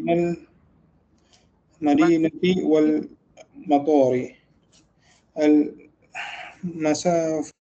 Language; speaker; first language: Arabic; non-native, learner; Indonesian